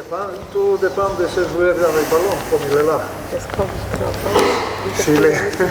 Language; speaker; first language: French; non-native, learner; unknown